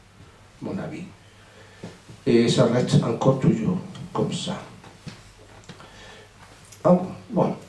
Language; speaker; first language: French; non-native, fluent; Spanish